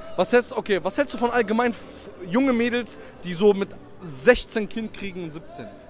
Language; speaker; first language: German; early bilingual, other home language; Persian